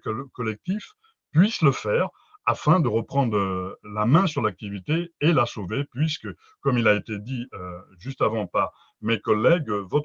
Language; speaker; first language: French; native; French